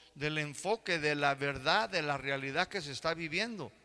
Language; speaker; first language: Spanish; early bilingual, heritage; Spanish